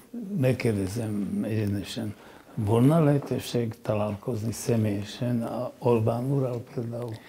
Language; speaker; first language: Hungarian; non-native, fluent; Slovak